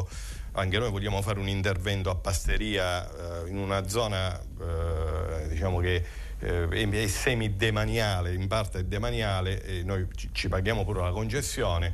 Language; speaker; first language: Italian; native; Italian